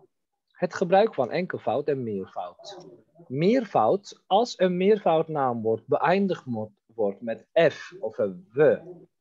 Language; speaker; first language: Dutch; non-native, fluent; Turkish